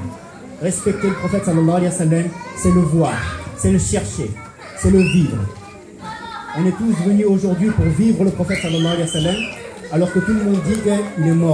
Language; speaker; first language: French; native; French